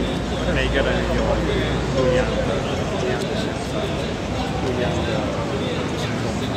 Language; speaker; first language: Chinese; non-native, learner; Italian